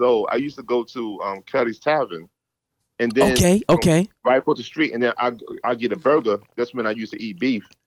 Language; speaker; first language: English; native; English